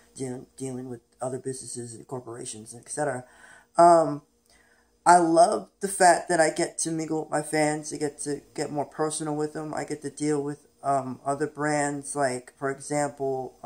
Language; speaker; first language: English; native; English